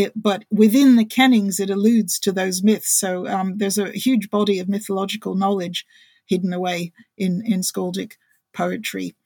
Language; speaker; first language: English; native; English